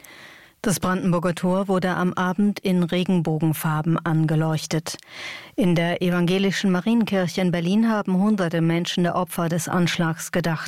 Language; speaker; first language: German; native; German